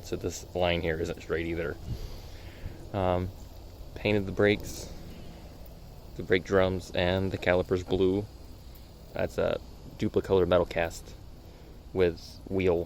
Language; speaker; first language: English; native; English